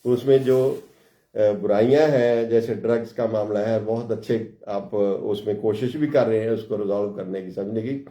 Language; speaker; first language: Hindi; non-native, local second language; Punjabi